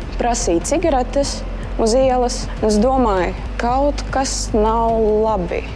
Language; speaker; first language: Latvian; non-native, local second language; Russian